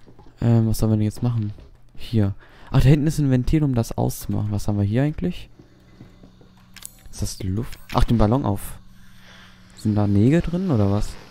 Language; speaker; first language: German; native; German